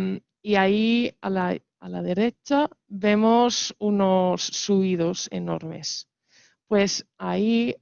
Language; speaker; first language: Spanish; non-native, fluent; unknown